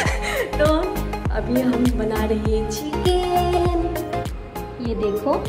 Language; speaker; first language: Hindi; non-native, local second language; Assamese